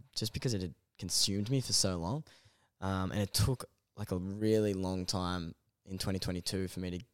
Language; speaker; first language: English; native; English